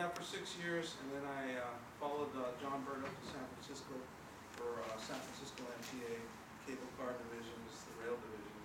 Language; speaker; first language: English; native; English